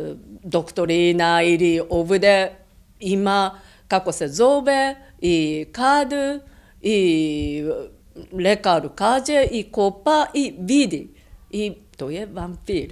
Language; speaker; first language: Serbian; non-native, learner; Japanese